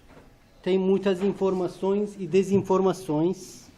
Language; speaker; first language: Portuguese; non-native, fluent; Turkish